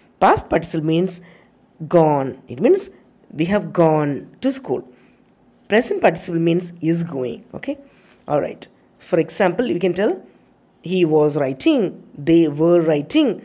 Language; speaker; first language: English; non-native, local second language; Tamil